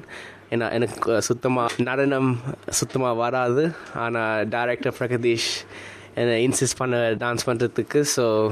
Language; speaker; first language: Tamil; early bilingual, other home language; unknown